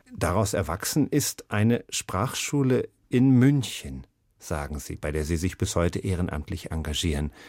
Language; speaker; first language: German; native; German